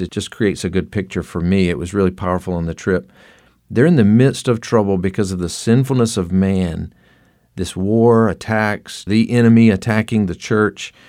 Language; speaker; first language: English; native; English